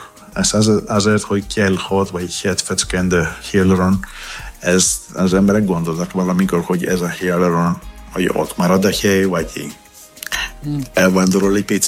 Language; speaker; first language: Hungarian; non-native, fluent; Greek